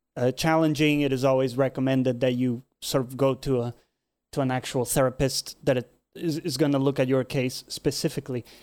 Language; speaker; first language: English; non-native, fluent; Portuguese